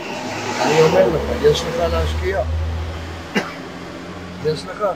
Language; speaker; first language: Hebrew; early bilingual, other home language; Arabic